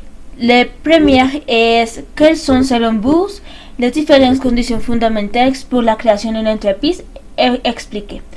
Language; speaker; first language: French; non-native, learner; Spanish